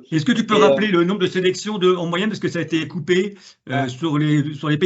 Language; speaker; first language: French; native; French